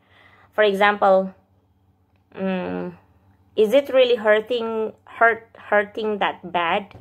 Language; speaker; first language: English; non-native, fluent; Indonesian